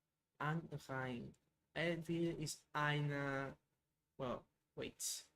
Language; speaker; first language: German; non-native, learner; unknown